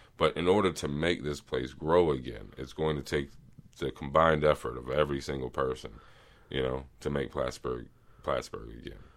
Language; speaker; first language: English; native; English